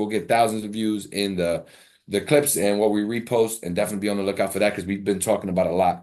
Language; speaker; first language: English; native; English